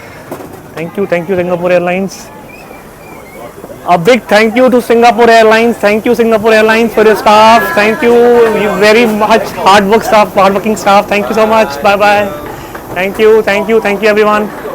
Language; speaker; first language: English; non-native, local second language; Hindi